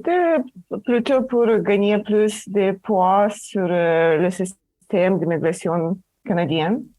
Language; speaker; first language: French; non-native, fluent; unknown